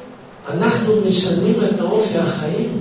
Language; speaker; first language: Hebrew; non-native, fluent; Russian